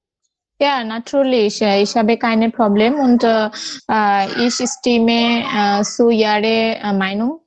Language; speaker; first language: German; non-native, learner; Bangla